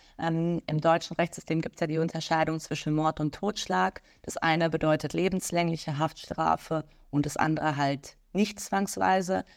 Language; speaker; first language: German; native; German